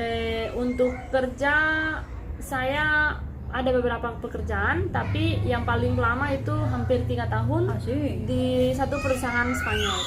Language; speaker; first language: Indonesian; non-native, fluent; Spanish